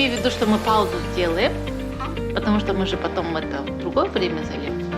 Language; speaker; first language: Russian; native; Russian